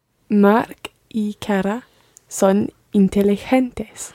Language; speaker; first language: Spanish; non-native, learner; English